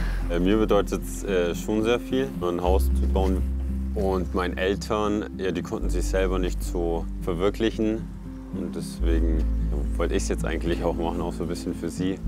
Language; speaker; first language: German; early bilingual, other home language; Polish